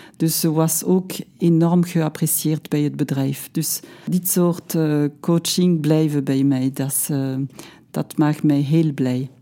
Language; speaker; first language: Dutch; non-native, local second language; French